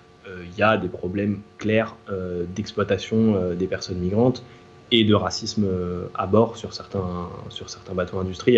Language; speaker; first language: French; native; French